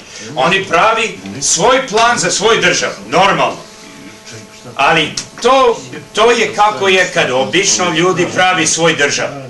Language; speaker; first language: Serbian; early bilingual, heritage; Serbian